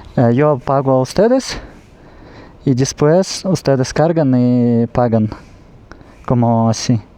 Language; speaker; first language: Spanish; non-native, learner; Russian